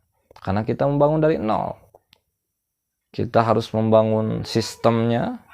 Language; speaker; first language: Indonesian; non-native, local second language; Sundanese